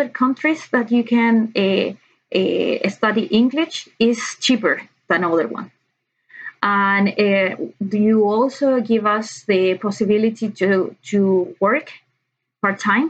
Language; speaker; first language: English; non-native, learner; Spanish